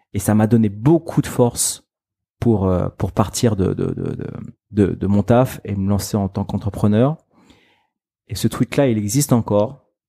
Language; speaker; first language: French; native; French